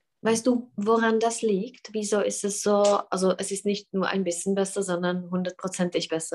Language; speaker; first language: German; non-native, fluent; Czech